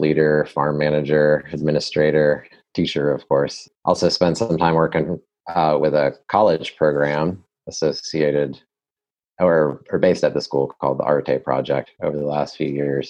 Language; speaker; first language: English; native; English